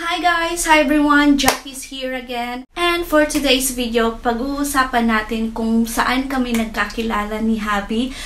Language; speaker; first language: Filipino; non-native, local second language; Cebuano